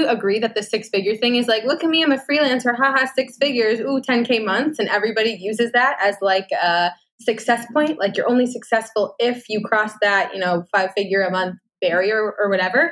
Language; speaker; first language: English; native; English